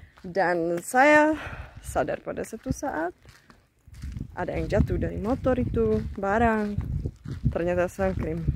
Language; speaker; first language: Indonesian; non-native, fluent; Czech